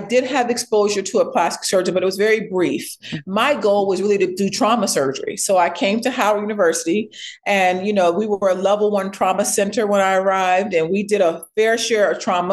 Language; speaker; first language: English; native; English